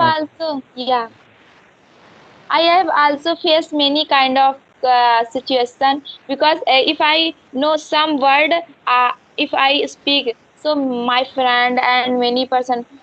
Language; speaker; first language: English; non-native, learner; Hindi